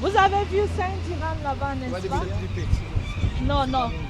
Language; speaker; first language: French; non-native, fluent; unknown